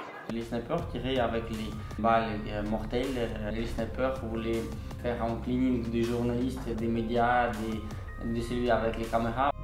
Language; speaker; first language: French; non-native, learner; Ukrainian